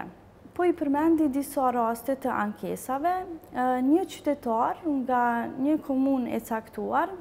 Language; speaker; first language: Albanian; native; Albanian